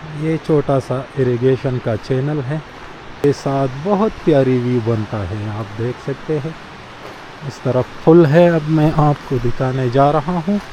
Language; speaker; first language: Urdu; non-native, local second language; Pashto